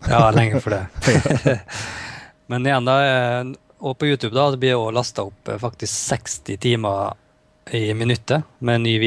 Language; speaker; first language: Norwegian; native; Norwegian